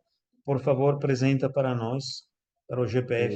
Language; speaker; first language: Portuguese; non-native, fluent; Italian